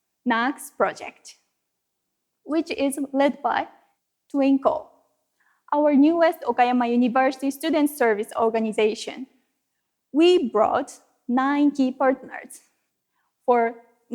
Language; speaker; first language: English; non-native, fluent; Japanese